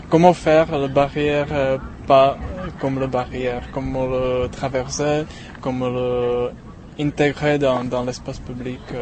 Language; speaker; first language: French; non-native, learner; Czech